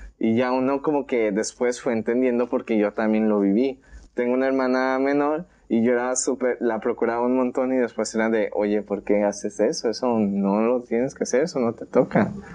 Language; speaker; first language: Spanish; native; Spanish